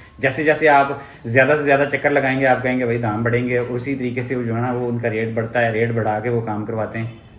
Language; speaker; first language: Urdu; non-native, local second language; Punjabi